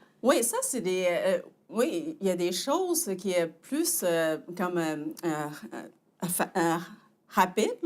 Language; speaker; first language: French; non-native, fluent; Chinese